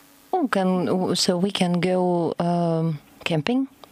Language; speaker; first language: English; non-native, fluent; Russian